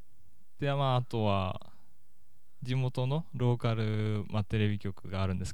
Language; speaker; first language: Japanese; native; Japanese